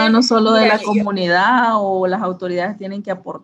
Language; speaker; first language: Spanish; native; Spanish